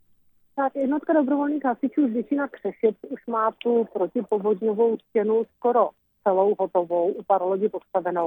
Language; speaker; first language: Czech; native; Czech